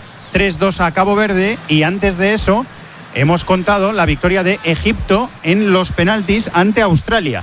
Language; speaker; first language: Spanish; native; Spanish